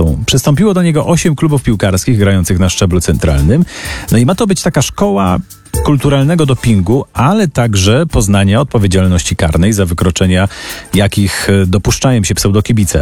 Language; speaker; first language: Polish; native; Polish